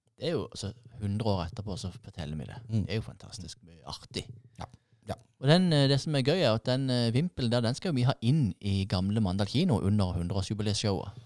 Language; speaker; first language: Norwegian; native; Norwegian